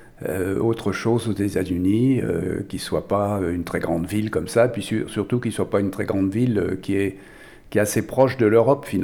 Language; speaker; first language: French; native; French